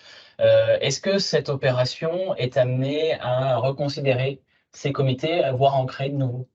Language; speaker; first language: French; native; French